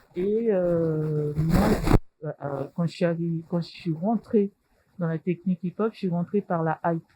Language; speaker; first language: French; early bilingual, other home language; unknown